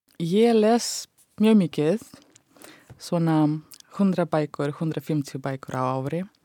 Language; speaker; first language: Icelandic; non-native, fluent; Russian